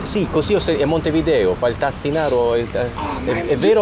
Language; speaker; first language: Italian; native; Italian